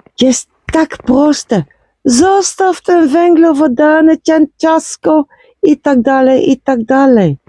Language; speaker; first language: Polish; non-native, learner; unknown